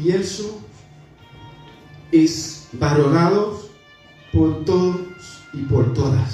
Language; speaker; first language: Spanish; non-native, fluent; Haitian Creole